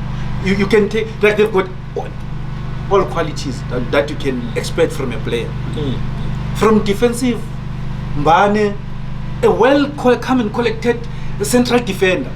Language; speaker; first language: English; non-native, local second language; Zulu